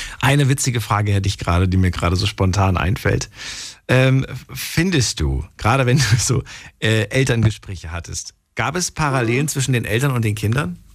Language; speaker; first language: German; native; German